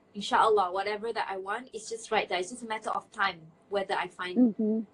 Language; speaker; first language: English; non-native, local second language; Malay